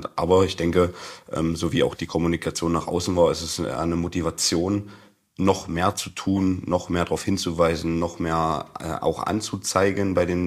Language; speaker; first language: German; native; German